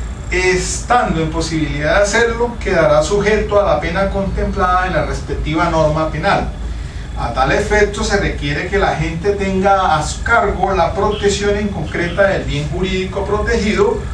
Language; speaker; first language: Spanish; native; Spanish